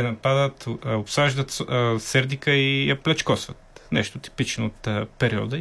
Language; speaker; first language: Bulgarian; native; Bulgarian